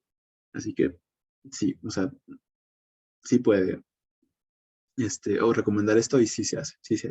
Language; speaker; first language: Spanish; native; Spanish